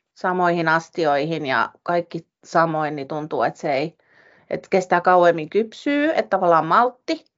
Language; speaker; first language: Finnish; native; Finnish